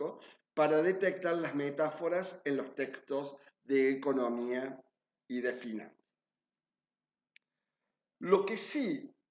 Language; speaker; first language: Spanish; native; Spanish